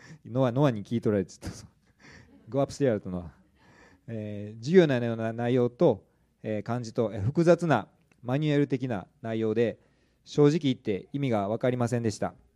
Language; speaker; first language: Japanese; native; Japanese